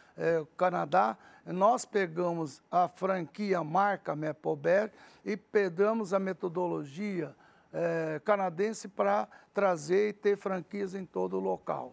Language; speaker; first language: Portuguese; early bilingual, other home language; Arabic